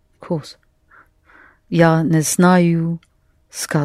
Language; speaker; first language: Russian; non-native, learner; English